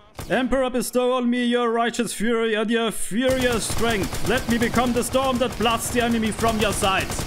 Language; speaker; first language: English; non-native, fluent; German